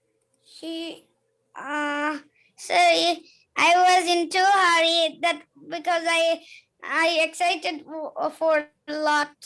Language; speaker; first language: English; non-native, learner; Bangla